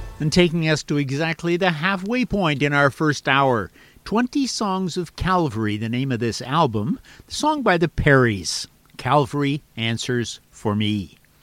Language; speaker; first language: English; native; English